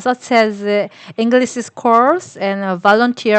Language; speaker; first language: English; non-native, learner; Korean